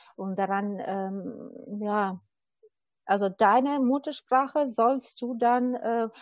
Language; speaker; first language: German; non-native, fluent; Albanian